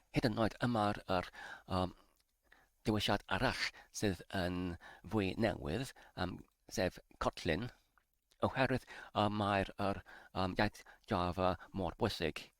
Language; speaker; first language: Welsh; non-native, learner; English